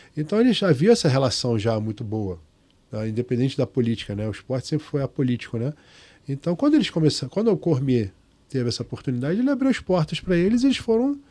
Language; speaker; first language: Portuguese; non-native, fluent; Arabic